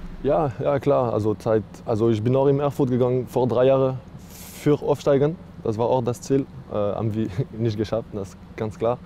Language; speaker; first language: German; non-native, learner; French